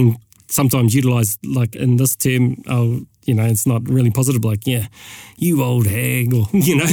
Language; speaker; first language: English; native; English